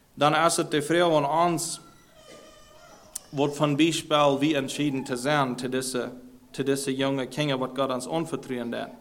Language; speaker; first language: Dutch; non-native, learner; German